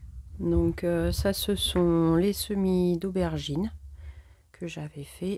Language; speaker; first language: French; native; French